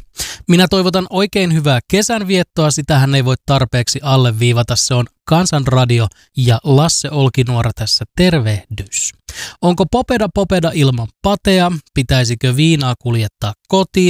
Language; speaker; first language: Finnish; native; Finnish